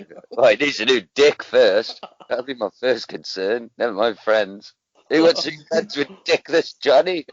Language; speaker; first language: English; native; English